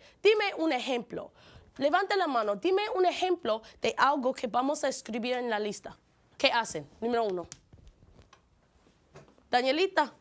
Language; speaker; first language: Spanish; non-native, fluent; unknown